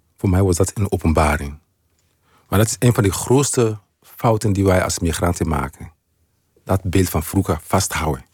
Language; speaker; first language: Dutch; non-native, fluent; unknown